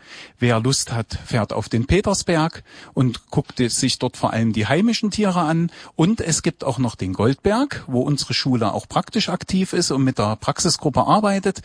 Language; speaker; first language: German; native; German